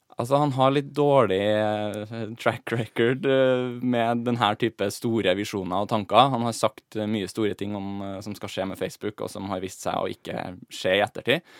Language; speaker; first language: Norwegian; native; Norwegian